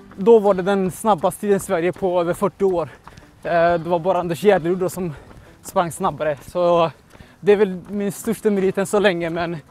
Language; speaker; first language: Swedish; early bilingual, other home language; Somali